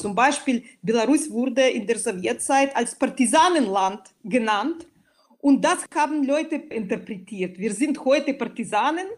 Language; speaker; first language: German; non-native, fluent; Belarusian